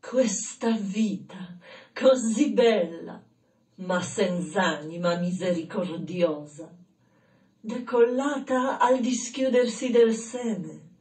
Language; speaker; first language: Italian; non-native, fluent; Polish